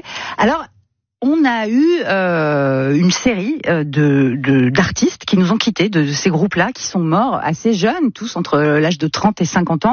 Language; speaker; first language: French; native; French